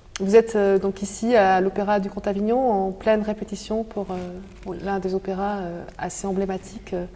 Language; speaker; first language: French; native; French